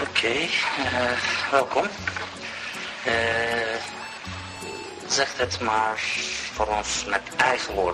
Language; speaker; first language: Dutch; non-native, learner; Turkish